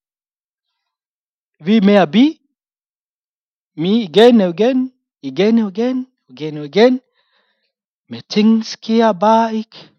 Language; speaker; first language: Danish; non-native, fluent; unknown